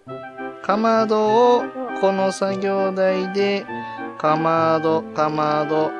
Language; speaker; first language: Japanese; native; Japanese